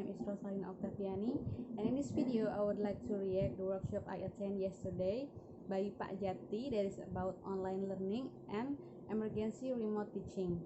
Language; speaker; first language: English; non-native, learner; Indonesian